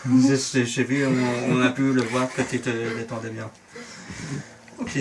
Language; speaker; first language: French; native; French